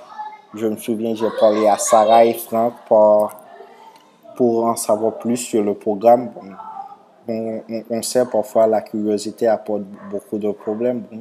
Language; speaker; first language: French; non-native, local second language; Haitian Creole